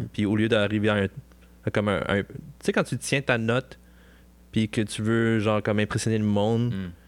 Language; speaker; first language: French; native; French